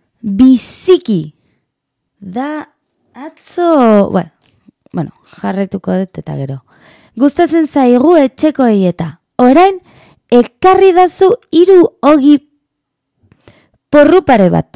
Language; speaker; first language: Basque; non-native, learner; Spanish